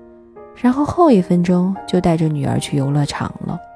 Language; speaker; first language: Chinese; native; Chinese